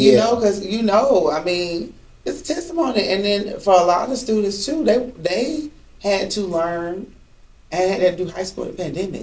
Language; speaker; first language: English; native; English